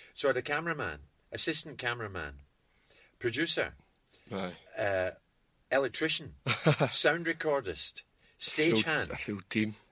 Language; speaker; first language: English; native; English